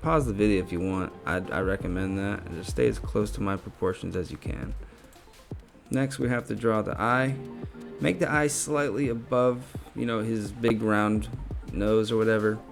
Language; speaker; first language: English; native; English